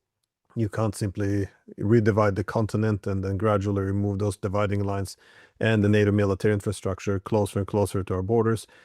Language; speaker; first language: English; non-native, fluent; Norwegian